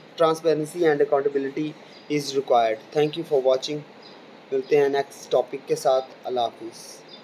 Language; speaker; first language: English; non-native, local second language; Urdu